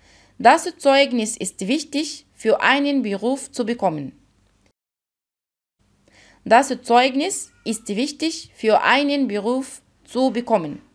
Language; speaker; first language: German; non-native, fluent; Arabic